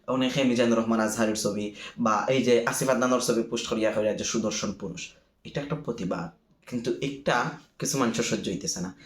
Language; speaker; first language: Bangla; native; Bangla